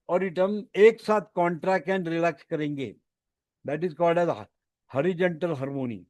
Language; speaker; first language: Hindi; non-native, local second language; Marathi